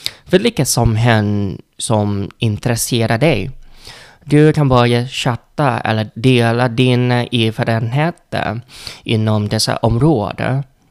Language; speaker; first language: Swedish; non-native, learner; Vietnamese